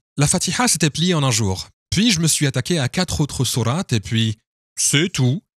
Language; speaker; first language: French; non-native, fluent; English